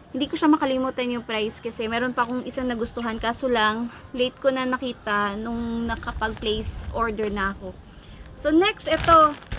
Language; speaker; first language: Filipino; non-native, local second language; Cebuano